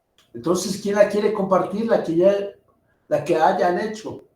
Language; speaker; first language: Spanish; native; Spanish